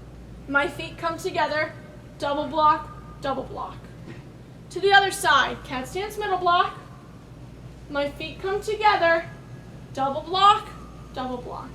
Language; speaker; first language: English; native; English